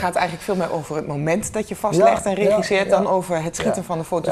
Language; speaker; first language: Dutch; native; Dutch